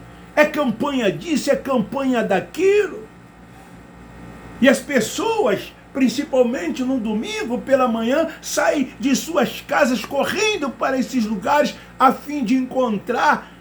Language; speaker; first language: Portuguese; native; Portuguese